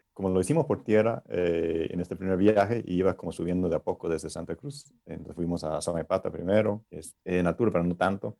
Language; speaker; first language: Spanish; non-native, fluent; English